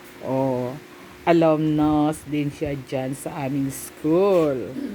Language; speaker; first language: Filipino; non-native, local second language; Bikol